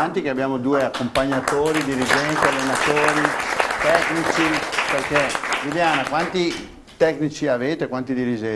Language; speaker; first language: Italian; native; Italian